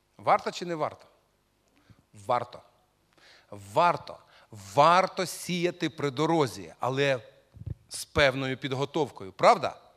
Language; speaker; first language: Ukrainian; non-native, local second language; Russian